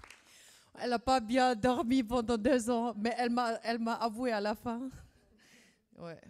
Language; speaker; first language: French; non-native, fluent; German